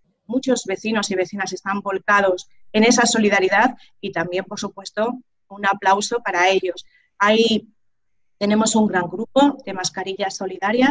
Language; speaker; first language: Spanish; native; Spanish